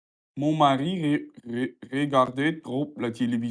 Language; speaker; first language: French; non-native, learner; Russian